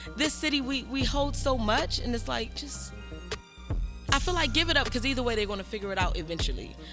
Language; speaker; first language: English; native; English